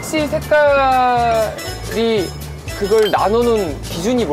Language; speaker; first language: Korean; non-native, fluent; Thai